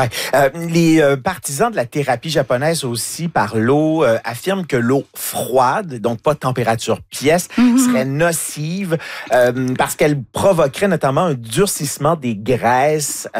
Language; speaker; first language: French; native; French